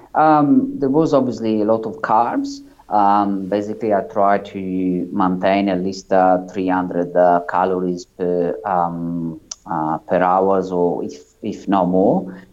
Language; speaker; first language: English; non-native, fluent; Italian